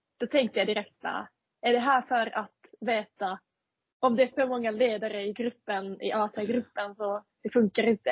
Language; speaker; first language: Swedish; non-native, fluent; Finnish